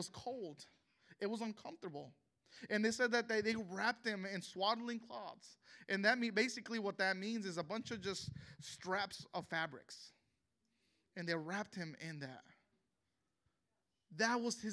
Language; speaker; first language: English; native; English